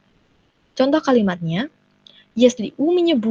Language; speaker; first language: Russian; non-native, learner; Indonesian